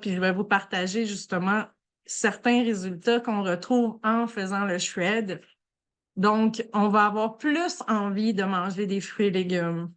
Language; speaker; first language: French; native; French